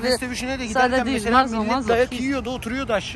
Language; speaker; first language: Turkish; native; Turkish